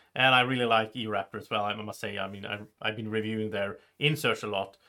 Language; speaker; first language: English; non-native, fluent; Swedish